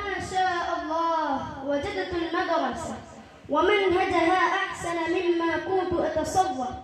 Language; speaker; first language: Arabic; non-native, learner; Urdu